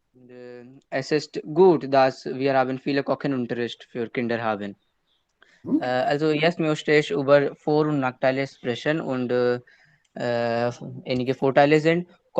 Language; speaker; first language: German; non-native, learner; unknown